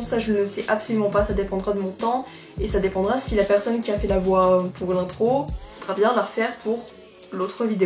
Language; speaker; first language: French; native; French